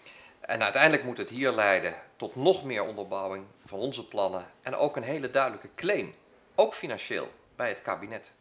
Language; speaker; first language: Dutch; native; Dutch